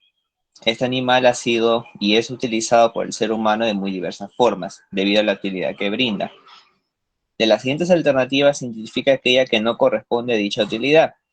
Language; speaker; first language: Spanish; native; Spanish